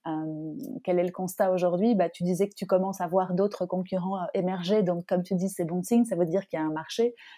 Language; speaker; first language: French; native; French